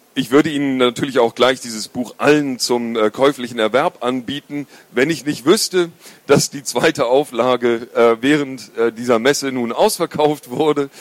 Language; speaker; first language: German; native; German